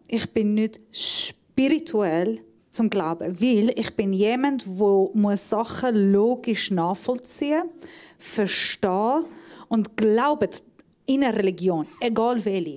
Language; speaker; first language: German; non-native, fluent; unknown